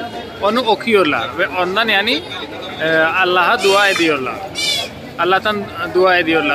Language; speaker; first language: Turkish; non-native, fluent; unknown